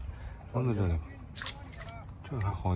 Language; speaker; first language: Chinese; native; Chinese